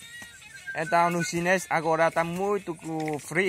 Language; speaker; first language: Portuguese; non-native, learner; Vietnamese